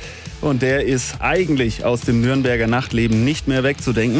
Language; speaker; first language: German; native; German